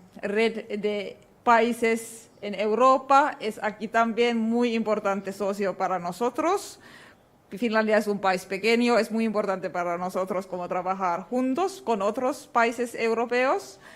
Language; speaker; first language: Spanish; non-native, fluent; Finnish